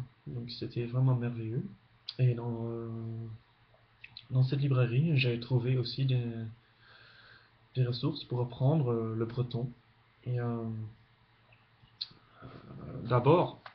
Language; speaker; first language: French; non-native, fluent; Dutch